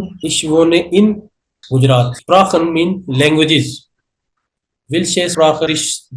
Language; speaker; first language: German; non-native, learner; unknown